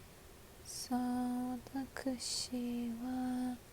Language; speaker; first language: Japanese; non-native, learner; English